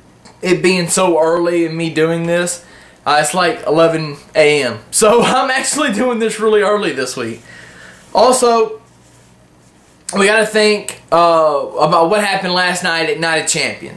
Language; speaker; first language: English; native; English